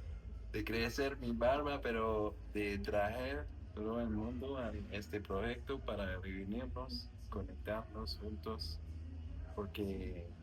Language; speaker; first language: Spanish; non-native, learner; French